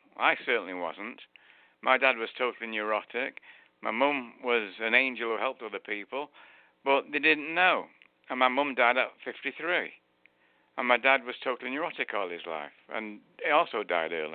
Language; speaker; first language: English; native; English